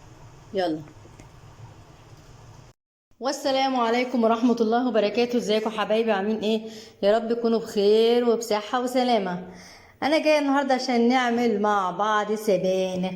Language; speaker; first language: Arabic; native; Arabic